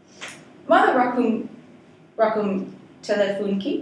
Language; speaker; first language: Arabic; non-native, learner; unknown